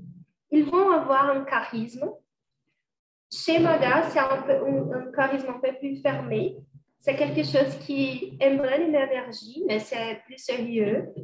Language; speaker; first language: French; non-native, fluent; Portuguese